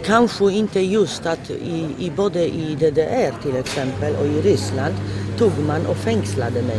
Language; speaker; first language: Swedish; non-native, fluent; Polish